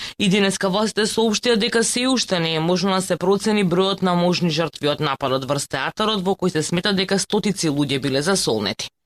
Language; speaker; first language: Macedonian; native; Macedonian